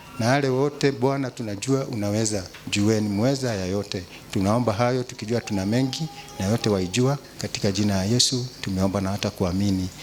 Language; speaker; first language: Swahili; non-native, local second language; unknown